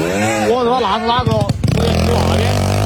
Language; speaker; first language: Chinese; native; Chinese